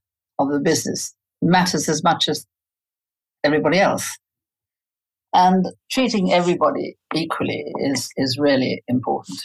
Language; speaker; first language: English; native; English